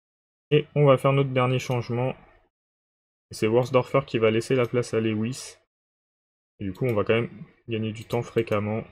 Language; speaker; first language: French; native; French